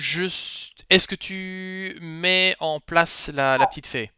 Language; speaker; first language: French; native; French